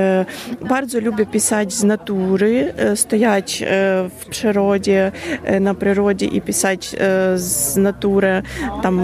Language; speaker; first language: Polish; non-native, learner; Ukrainian